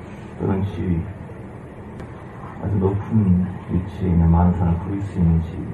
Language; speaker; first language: Korean; native; Korean